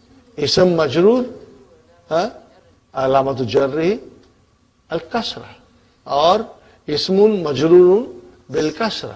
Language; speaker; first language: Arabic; non-native, fluent; English